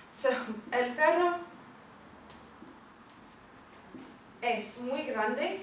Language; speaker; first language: Spanish; non-native, fluent; English